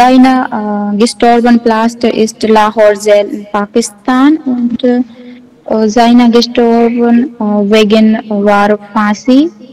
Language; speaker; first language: German; non-native, learner; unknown